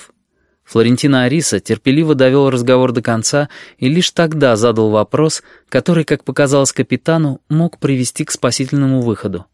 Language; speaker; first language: Russian; native; Russian